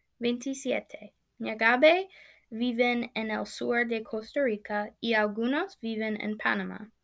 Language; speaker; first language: Spanish; non-native, learner; English